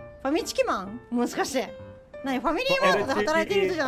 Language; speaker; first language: Japanese; native; Japanese